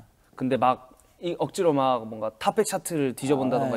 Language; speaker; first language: Korean; native; Korean